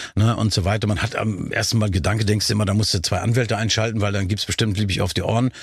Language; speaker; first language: German; native; German